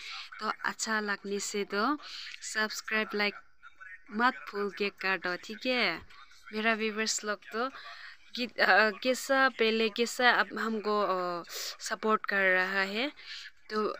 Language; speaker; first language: Hindi; non-native, local second language; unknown